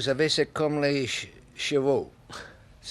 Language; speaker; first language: French; non-native, learner; English